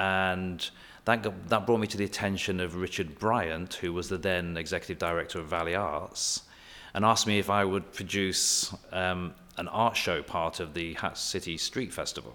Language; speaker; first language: English; native; English